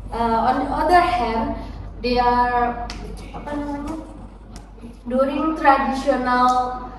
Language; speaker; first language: English; non-native, learner; Indonesian